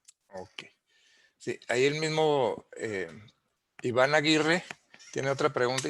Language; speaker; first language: Spanish; native; Spanish